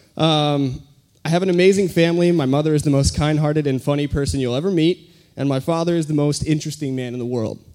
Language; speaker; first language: English; native; English